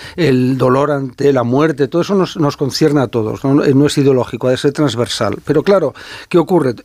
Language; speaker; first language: Spanish; native; Spanish